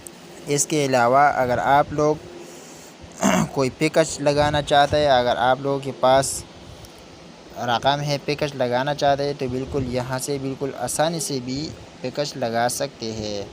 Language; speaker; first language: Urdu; non-native, local second language; Pashto